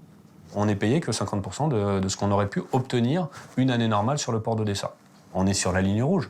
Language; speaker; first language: French; native; French